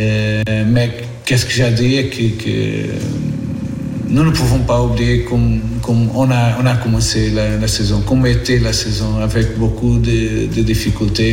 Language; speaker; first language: French; non-native, learner; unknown